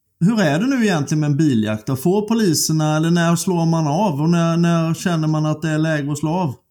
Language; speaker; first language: Swedish; native; Swedish